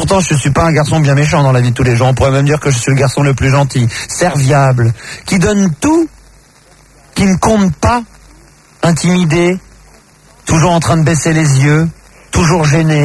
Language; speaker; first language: French; native; French